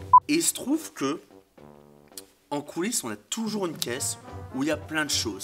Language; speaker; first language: French; native; French